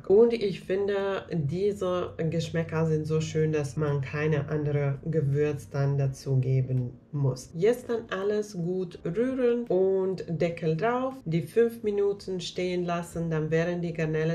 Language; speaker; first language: German; non-native, fluent; Finnish